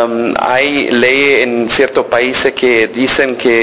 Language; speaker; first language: Spanish; early bilingual, heritage; Spanish